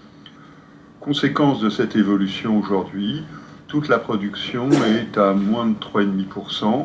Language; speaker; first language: French; native; French